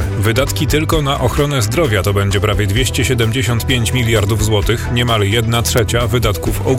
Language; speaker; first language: Polish; native; Polish